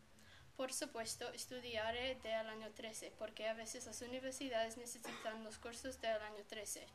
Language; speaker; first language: Spanish; non-native, learner; English